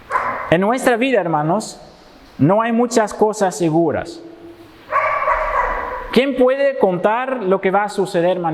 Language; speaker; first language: Spanish; non-native, fluent; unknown